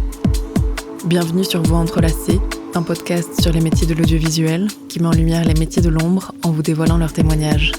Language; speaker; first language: French; native; French